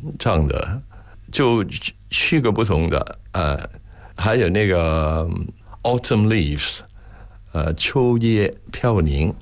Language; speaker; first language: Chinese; non-native, local second language; Cantonese